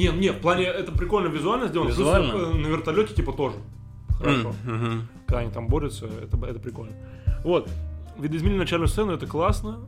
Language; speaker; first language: Russian; native; Russian